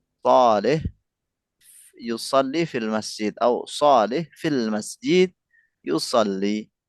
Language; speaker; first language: Arabic; non-native, fluent; Indonesian